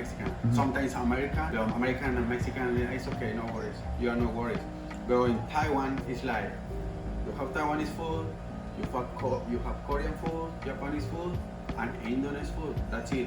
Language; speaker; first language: English; non-native, learner; Spanish